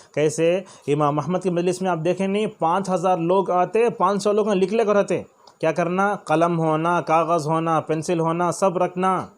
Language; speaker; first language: Urdu; native; Urdu